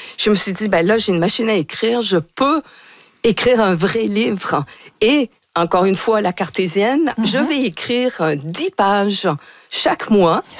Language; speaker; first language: French; native; French